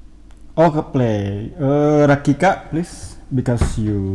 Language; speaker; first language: English; non-native, fluent; Indonesian